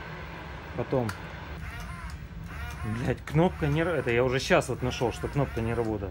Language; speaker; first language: Russian; native; Russian